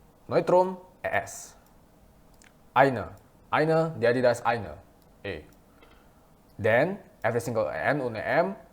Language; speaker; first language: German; non-native, fluent; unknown